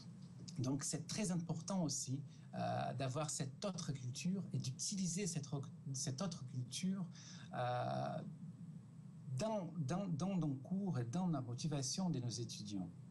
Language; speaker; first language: French; non-native, fluent; Portuguese